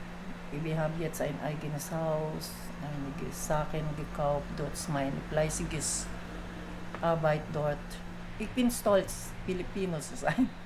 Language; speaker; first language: German; non-native, fluent; Filipino